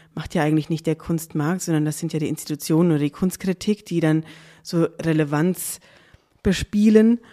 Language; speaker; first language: German; native; German